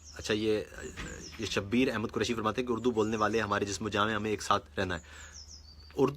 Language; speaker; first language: Urdu; non-native, local second language; Pahari-Potwari